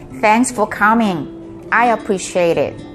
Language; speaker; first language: English; non-native, fluent; Korean